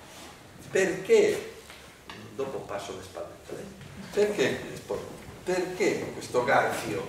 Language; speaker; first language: Italian; non-native, learner; Spanish